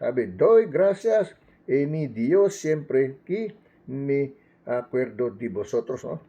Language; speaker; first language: Spanish; non-native, learner; Filipino